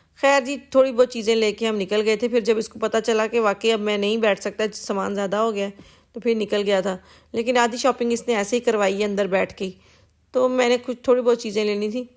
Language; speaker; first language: Urdu; non-native, local second language; Punjabi